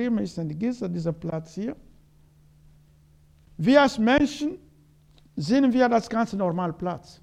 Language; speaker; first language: German; non-native, learner; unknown